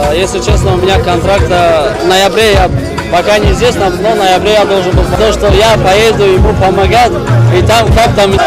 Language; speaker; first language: Russian; non-native, local second language; Tajik